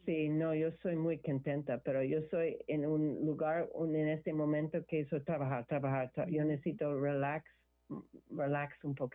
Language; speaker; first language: Spanish; non-native, learner; English